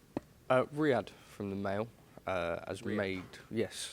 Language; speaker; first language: English; native; English